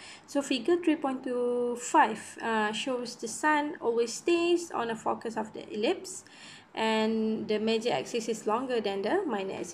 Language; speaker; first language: English; non-native, local second language; Malay